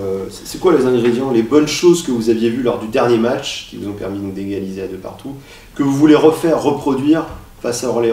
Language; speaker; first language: French; native; French